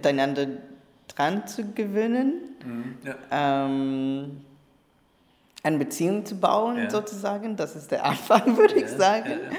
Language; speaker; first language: German; non-native, learner; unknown